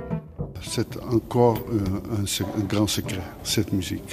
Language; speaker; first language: French; non-native, fluent; Dutch